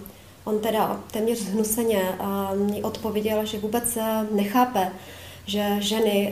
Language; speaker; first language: Czech; native; Czech